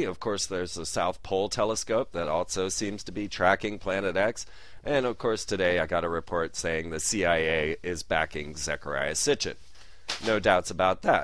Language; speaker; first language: English; native; English